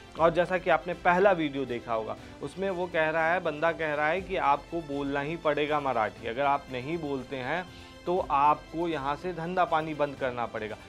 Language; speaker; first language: Hindi; native; Hindi